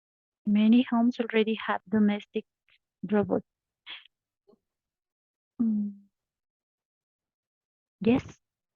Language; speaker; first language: English; non-native, learner; Spanish